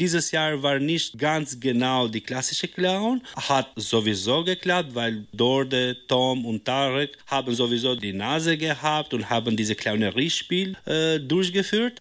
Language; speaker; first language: German; non-native, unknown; Albanian